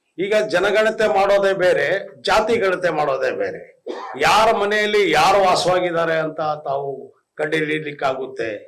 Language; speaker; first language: Kannada; non-native, local second language; Lambadi